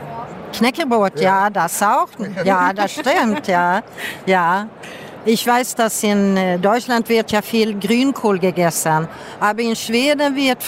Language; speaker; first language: German; non-native, fluent; Swedish